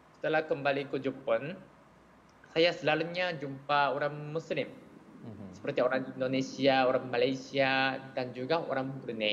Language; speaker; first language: Indonesian; non-native, learner; Japanese